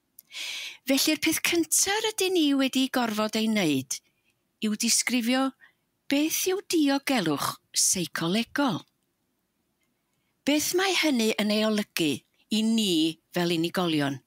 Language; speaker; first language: Welsh; native; Welsh